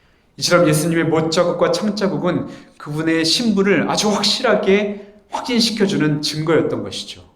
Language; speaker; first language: Korean; native; Korean